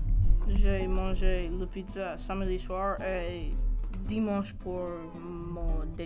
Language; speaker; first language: French; non-native, learner; English